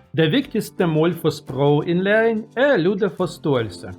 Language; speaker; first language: Danish; non-native, learner; Russian